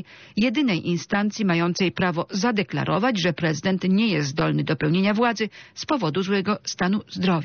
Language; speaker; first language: Polish; native; Polish